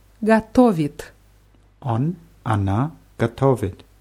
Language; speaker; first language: Russian; non-native, learner; German